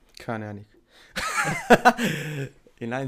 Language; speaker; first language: German; non-native, learner; Italian